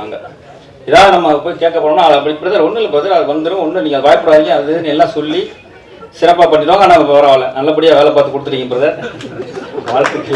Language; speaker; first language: Tamil; native; Tamil